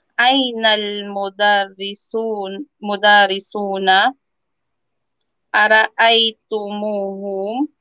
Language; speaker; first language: Arabic; non-native, learner; Filipino